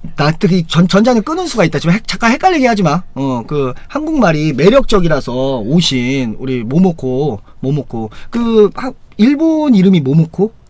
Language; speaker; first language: Korean; native; Korean